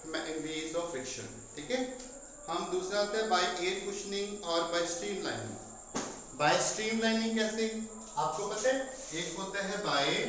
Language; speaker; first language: Hindi; non-native, local second language; Punjabi